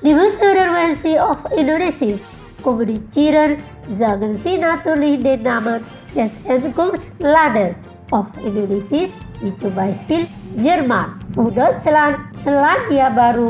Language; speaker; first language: German; non-native, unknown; Indonesian